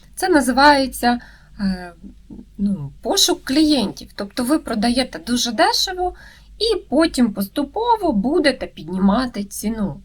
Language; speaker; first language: Ukrainian; native; Ukrainian